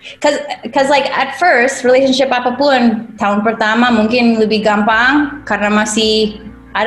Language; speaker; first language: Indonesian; non-native, fluent; English